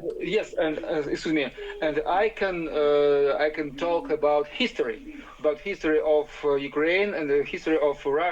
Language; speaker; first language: English; non-native, learner; Ukrainian